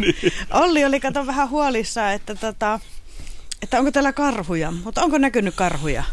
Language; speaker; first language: Finnish; native; Finnish